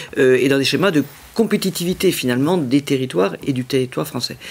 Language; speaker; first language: French; native; French